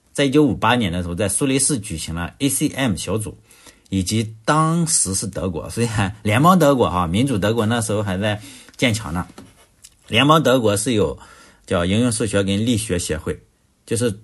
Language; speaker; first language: Chinese; native; Chinese